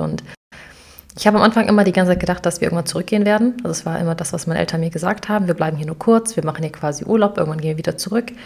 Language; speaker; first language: German; early bilingual, other home language; Arabic